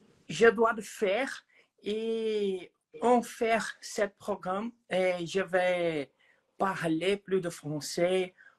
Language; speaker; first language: French; non-native, learner; Portuguese